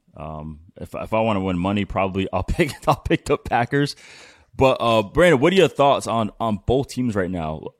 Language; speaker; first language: English; native; English